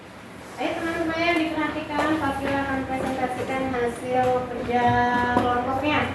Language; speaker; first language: Indonesian; native; Indonesian